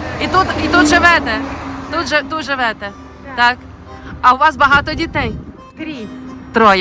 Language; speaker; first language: Ukrainian; native; Ukrainian